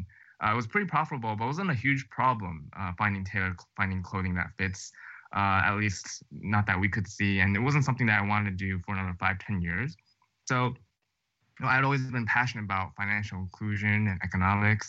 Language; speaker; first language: English; native; English